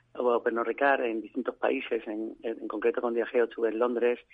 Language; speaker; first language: Spanish; native; Spanish